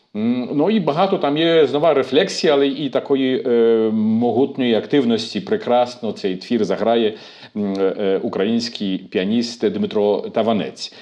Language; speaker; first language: Ukrainian; early bilingual, heritage; Ukrainian